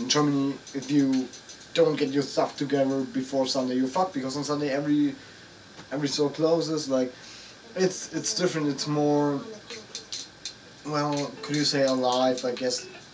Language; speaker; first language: English; non-native, fluent; German